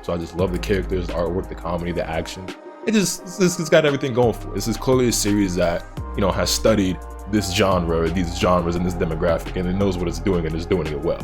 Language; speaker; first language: English; native; English